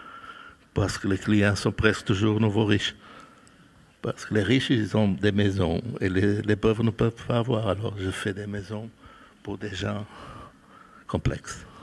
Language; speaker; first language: French; non-native, fluent; Portuguese